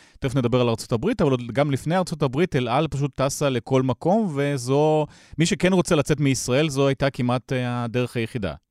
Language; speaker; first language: Hebrew; native; Hebrew